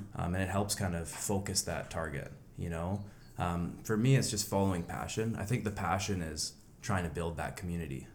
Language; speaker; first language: English; native; English